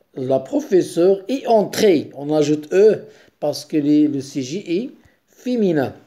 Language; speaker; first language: French; non-native, local second language; Arabic